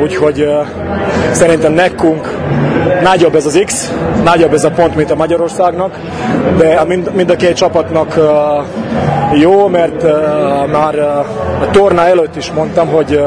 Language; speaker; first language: Hungarian; non-native, fluent; Serbian